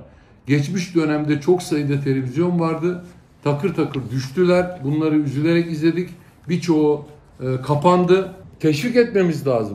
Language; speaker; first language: Turkish; native; Turkish